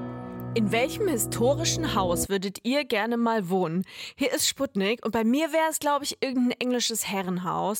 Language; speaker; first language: German; native; German